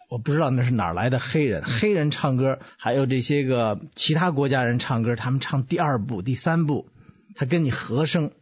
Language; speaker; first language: Chinese; native; Chinese